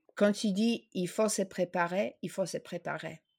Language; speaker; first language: French; non-native, fluent; Polish